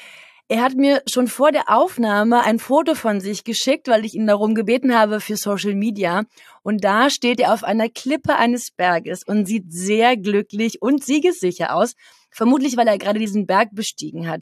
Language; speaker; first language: German; native; German